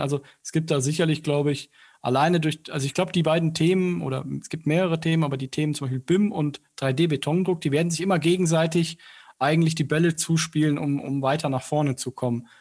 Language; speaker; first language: German; native; German